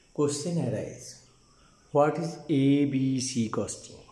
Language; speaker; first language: English; non-native, local second language; Bangla